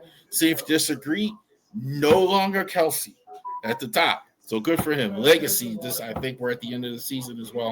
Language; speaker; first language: English; native; English